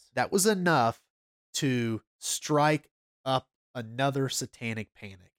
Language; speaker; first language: English; native; English